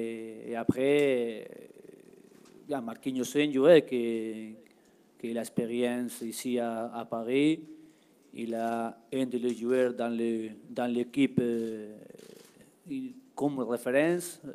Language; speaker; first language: French; non-native, learner; Spanish